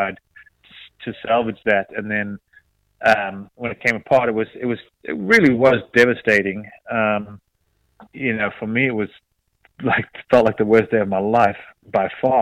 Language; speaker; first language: English; native; English